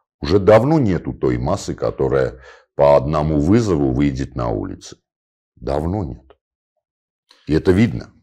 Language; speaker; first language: Russian; non-native, local second language; Armenian